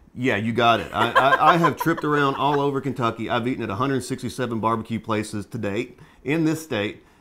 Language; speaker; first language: English; native; English